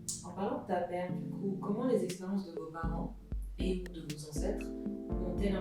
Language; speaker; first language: French; native; French